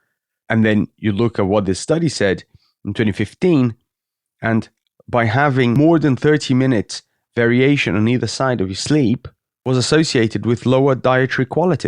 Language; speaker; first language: English; native; English